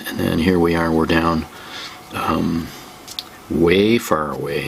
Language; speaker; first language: English; native; English